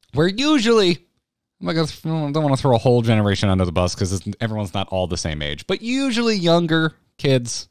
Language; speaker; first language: English; native; English